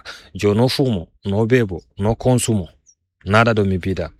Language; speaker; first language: Spanish; non-native, learner; Fula